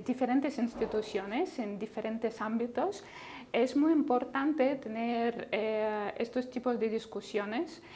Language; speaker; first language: Spanish; non-native, fluent; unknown